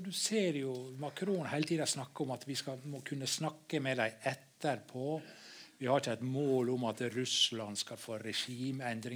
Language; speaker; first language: Norwegian; native; Norwegian